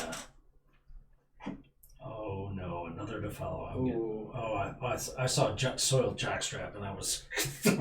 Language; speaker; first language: English; native; English